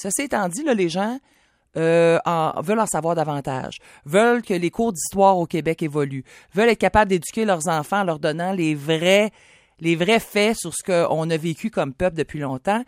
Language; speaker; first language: French; native; French